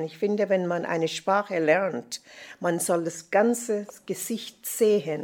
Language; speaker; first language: German; non-native, fluent; English